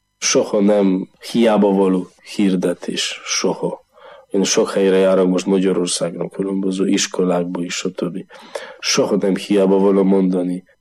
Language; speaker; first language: Hungarian; non-native, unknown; Polish